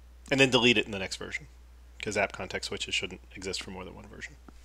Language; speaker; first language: English; native; English